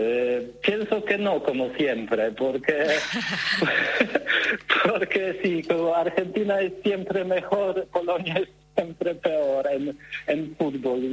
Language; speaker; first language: Spanish; non-native, learner; Polish